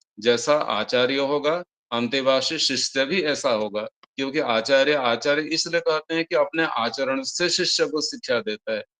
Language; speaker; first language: Hindi; non-native, local second language; Odia